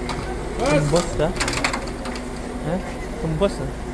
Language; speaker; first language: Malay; non-native, local second language; Javanese